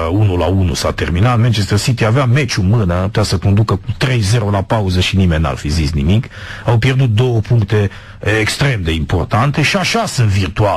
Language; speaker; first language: Romanian; native; Romanian